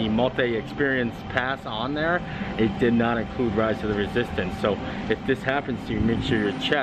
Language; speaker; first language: English; native; English